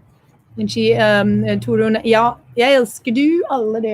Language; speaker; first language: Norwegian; non-native, learner; English